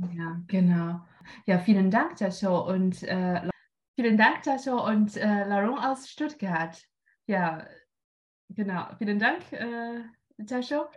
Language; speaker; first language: German; non-native, fluent; Chinese